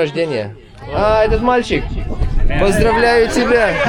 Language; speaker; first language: Russian; non-native, learner; Lithuanian